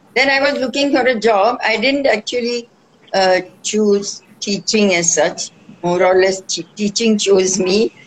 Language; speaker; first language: English; non-native, local second language; Marathi